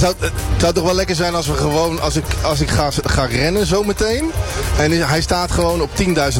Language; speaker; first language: Dutch; native; Dutch